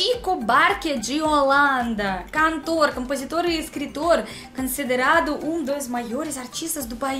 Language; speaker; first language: Portuguese; non-native, learner; Russian